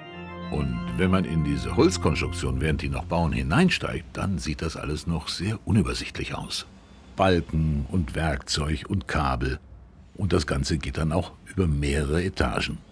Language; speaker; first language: German; native; German